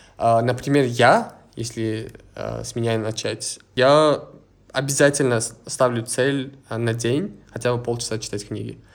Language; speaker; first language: Russian; non-native, local second language; Uzbek